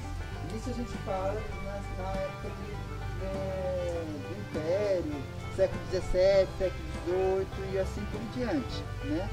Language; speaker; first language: Portuguese; native; Portuguese